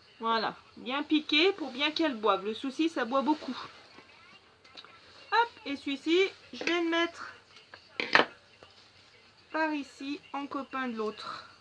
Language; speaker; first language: French; native; French